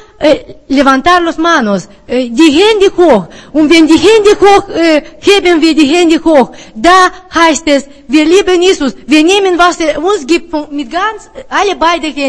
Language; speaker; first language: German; non-native, learner; Spanish